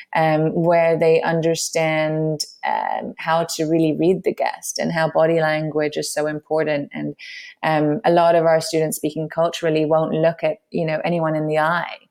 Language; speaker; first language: English; native; English